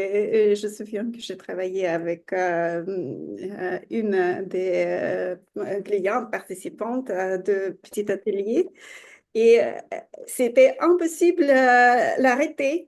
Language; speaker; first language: French; non-native, fluent; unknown